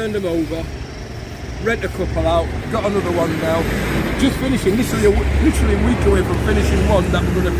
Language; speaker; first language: English; native; English